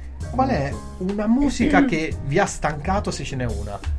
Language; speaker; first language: Italian; native; Italian